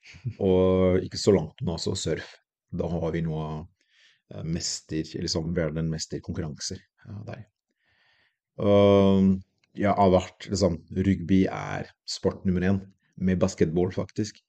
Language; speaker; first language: Norwegian; non-native, fluent; French